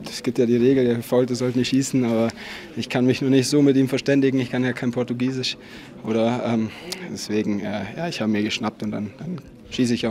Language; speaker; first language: German; native; German